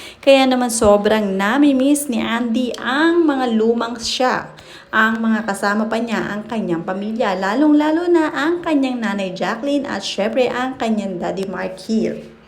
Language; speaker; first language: Filipino; native; Filipino